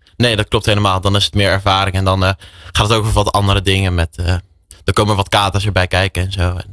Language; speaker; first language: Dutch; native; Dutch